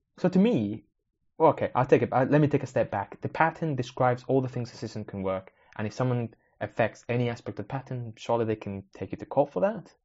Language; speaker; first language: English; early bilingual, other home language; Spanish